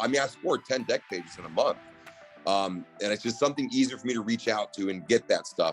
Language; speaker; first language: English; native; English